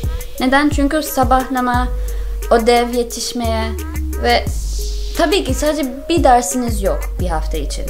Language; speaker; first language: Turkish; non-native, learner; English